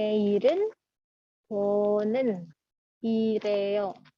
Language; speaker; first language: Korean; non-native, fluent; Indonesian